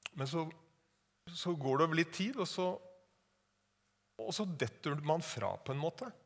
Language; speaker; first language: Norwegian; native; Norwegian